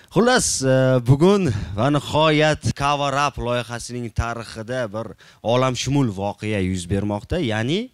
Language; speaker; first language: Uzbek; native; Uzbek